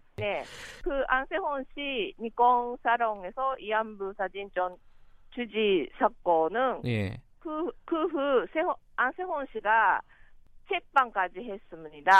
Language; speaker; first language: Korean; non-native, learner; Japanese